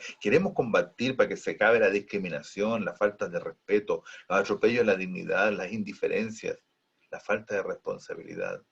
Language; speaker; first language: Spanish; native; Spanish